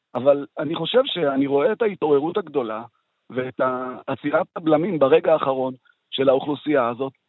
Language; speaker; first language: Hebrew; native; Hebrew